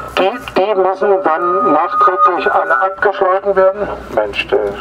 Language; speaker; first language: German; native; German